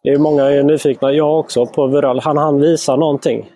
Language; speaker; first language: Swedish; native; Swedish